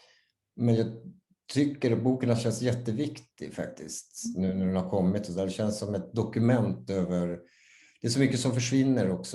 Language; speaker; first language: Swedish; native; Swedish